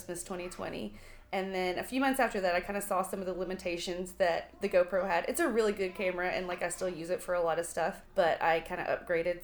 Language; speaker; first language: English; native; English